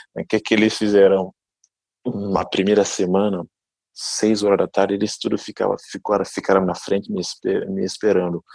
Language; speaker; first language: Portuguese; non-native, fluent; Dyula